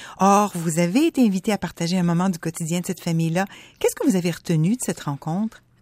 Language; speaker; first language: French; native; French